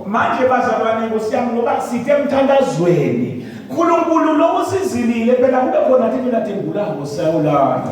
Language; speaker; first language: Zulu; non-native, local second language; Swati